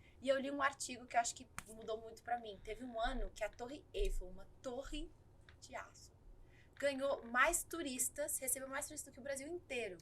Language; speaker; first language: Portuguese; native; Portuguese